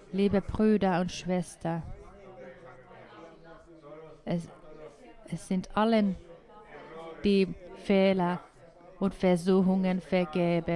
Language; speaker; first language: German; non-native, fluent; Finnish